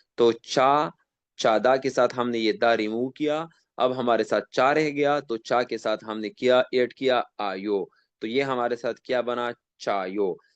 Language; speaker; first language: Urdu; non-native, local second language; Pashto